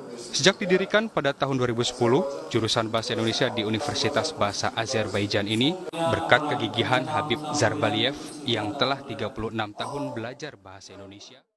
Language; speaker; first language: Indonesian; native; Indonesian